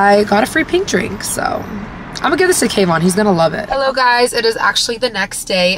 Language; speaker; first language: English; native; English